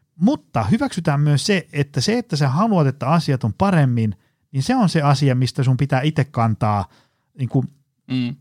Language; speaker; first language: Finnish; native; Finnish